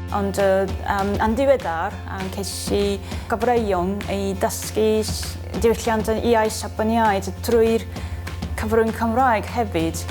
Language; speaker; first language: Welsh; non-native, fluent; Japanese